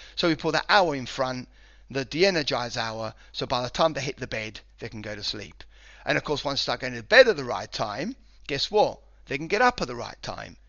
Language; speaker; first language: English; non-native, fluent; Spanish